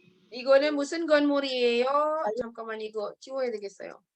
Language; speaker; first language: Korean; non-native, fluent; Indonesian